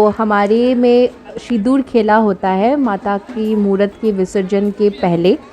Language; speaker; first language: Hindi; non-native, local second language; Bangla